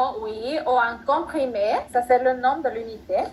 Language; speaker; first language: French; non-native, fluent; Spanish